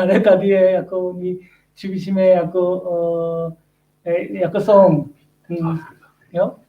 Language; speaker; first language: Czech; non-native, learner; Korean